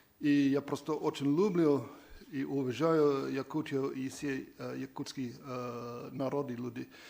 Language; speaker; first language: Russian; non-native, learner; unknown